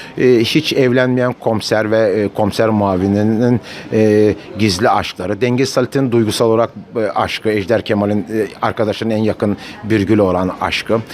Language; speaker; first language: Turkish; native; Turkish